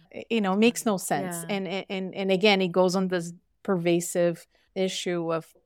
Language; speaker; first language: English; non-native, fluent; Portuguese